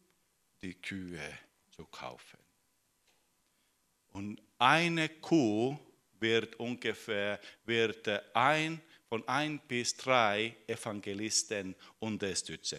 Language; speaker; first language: German; non-native, fluent; Finnish